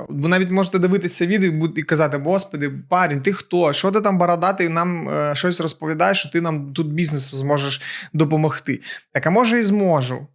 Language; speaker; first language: Ukrainian; non-native, local second language; Russian